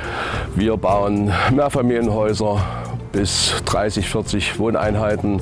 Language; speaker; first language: German; native; German